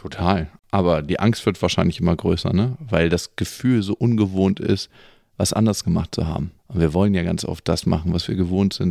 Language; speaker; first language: German; native; German